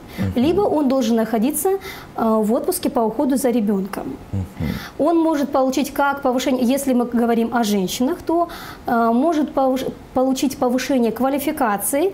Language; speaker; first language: Russian; native; Russian